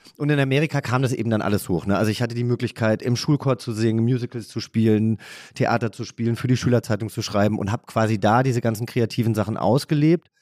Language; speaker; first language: German; native; German